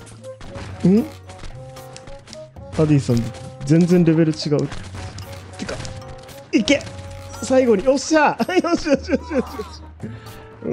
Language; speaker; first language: Japanese; native; Japanese